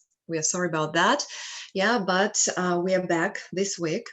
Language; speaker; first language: English; non-native, fluent; Russian